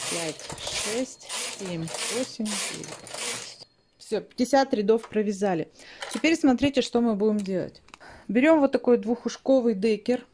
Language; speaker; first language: Russian; native; Russian